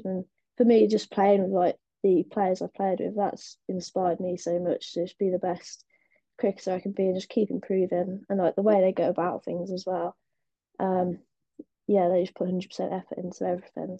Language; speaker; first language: English; native; English